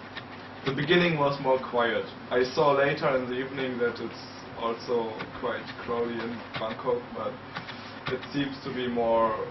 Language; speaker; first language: English; non-native, fluent; German